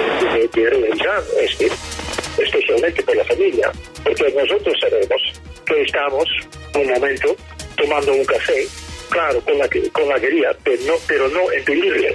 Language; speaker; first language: Spanish; non-native, learner; Dutch